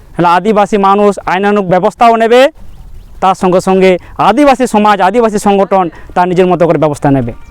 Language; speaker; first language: Bangla; non-native, local second language; Santali